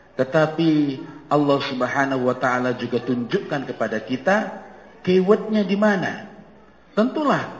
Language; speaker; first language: Indonesian; non-native, local second language; Javanese